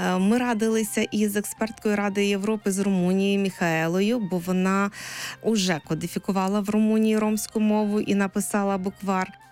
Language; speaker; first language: Ukrainian; native; Ukrainian